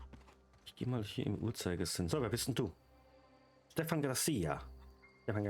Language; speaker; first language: German; native; German